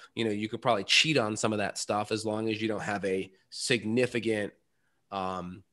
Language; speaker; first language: English; native; English